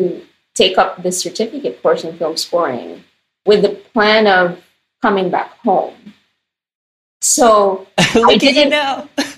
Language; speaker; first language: English; non-native, local second language; Filipino